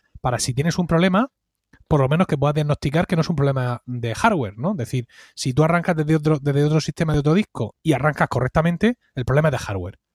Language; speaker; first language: Spanish; native; Spanish